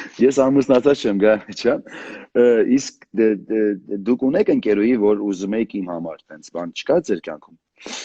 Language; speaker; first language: Armenian; native; Armenian